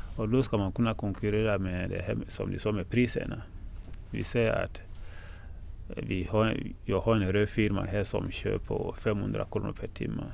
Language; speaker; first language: Swedish; non-native, fluent; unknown